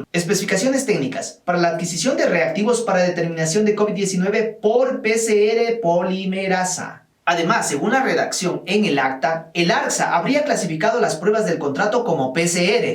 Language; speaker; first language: Spanish; native; Spanish